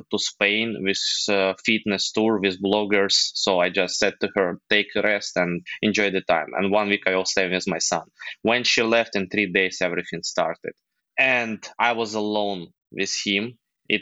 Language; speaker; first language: English; non-native, fluent; Ukrainian